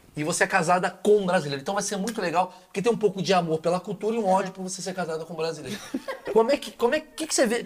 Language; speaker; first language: Portuguese; native; Portuguese